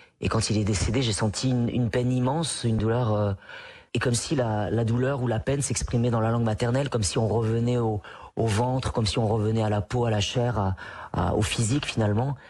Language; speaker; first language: French; non-native, local second language; Basque